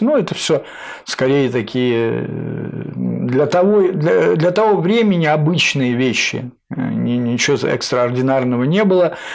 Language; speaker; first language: Russian; native; Russian